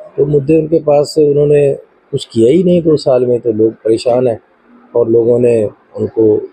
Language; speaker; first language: Hindi; non-native, local second language; Punjabi